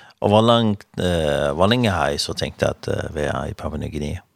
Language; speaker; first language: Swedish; non-native, learner; Faroese